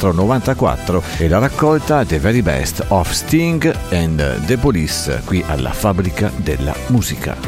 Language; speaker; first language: Italian; native; Italian